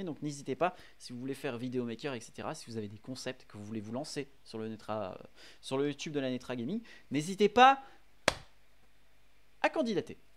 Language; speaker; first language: French; native; French